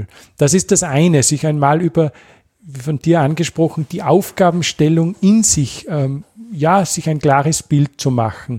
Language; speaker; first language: German; native; German